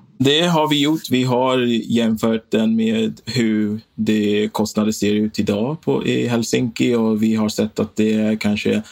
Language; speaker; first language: Swedish; non-native, fluent; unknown